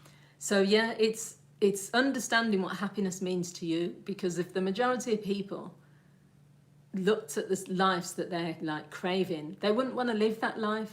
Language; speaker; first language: English; native; English